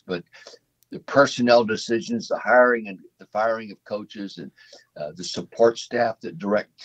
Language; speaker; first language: English; native; English